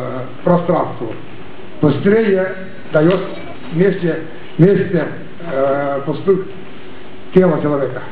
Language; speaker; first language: Russian; non-native, local second language; Tuvinian